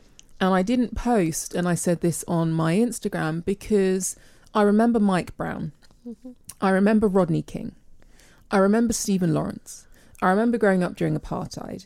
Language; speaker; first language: English; native; English